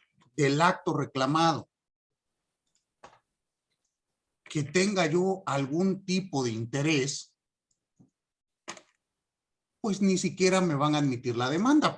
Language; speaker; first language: Spanish; native; Spanish